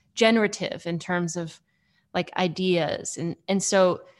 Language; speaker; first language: English; native; English